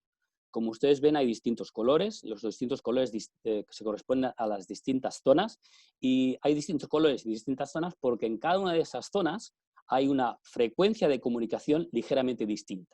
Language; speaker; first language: Spanish; native; Spanish